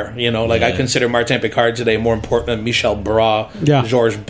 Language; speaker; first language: English; native; English